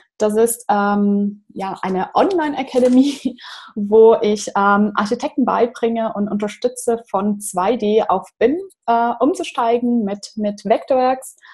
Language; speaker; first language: German; non-native, fluent; Portuguese